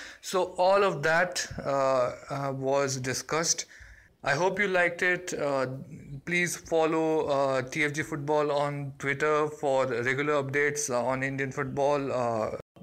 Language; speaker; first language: English; non-native, local second language; Bangla